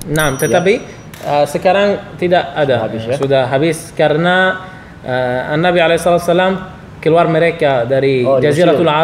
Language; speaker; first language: Indonesian; non-native, learner; Arabic